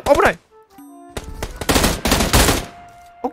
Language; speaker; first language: Japanese; native; Japanese